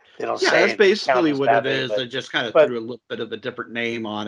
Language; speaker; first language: English; native; English